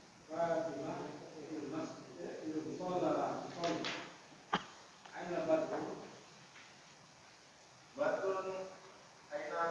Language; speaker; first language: Arabic; non-native, learner; Indonesian